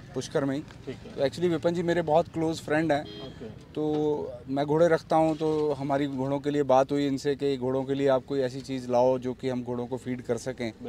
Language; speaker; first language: Hindi; native; Hindi